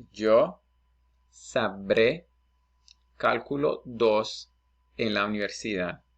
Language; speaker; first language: Spanish; non-native, fluent; English